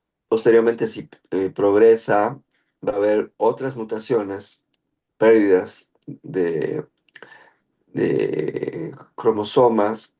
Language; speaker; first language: Spanish; native; Spanish